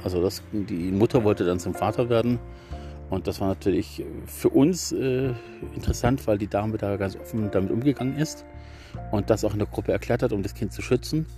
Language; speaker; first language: German; native; German